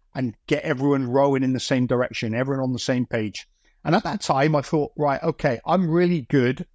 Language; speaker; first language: English; native; English